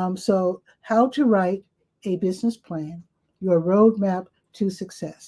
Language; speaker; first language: English; native; English